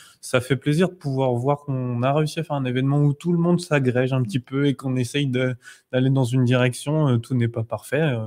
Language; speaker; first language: French; native; French